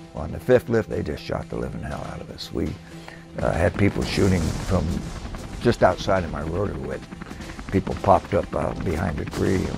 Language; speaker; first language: English; native; English